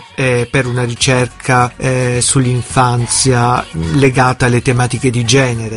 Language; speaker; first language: Italian; native; Italian